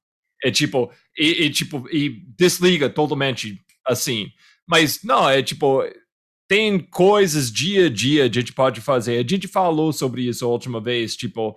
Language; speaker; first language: Portuguese; non-native, fluent; English